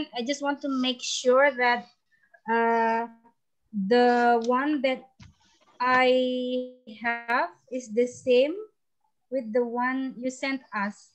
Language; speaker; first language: English; non-native, learner; Indonesian